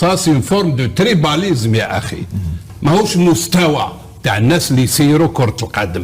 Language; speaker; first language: Arabic; native; Arabic